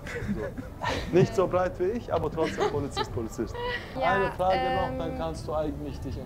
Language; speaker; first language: German; native; German